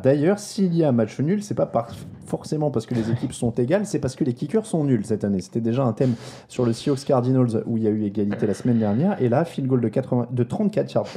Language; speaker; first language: French; native; French